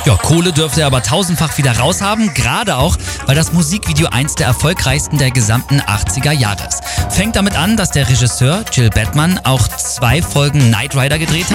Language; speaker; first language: German; native; German